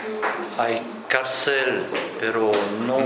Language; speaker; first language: Spanish; non-native, fluent; French